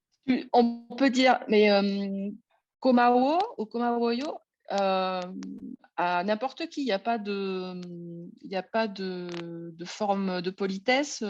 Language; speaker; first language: French; native; French